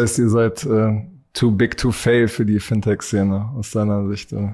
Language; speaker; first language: German; native; German